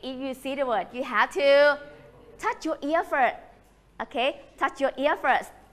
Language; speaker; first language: English; non-native, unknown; Thai